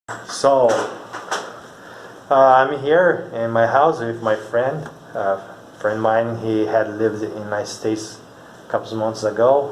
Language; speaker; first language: English; non-native, fluent; Portuguese